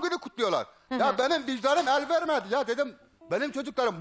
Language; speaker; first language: Turkish; native; Turkish